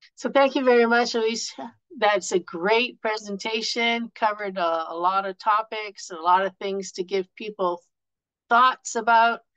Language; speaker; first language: English; native; English